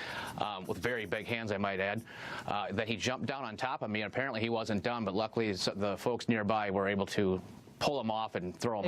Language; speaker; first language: English; native; English